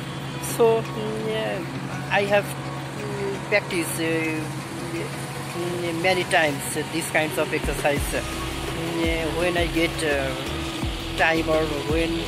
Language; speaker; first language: English; non-native, learner; Bangla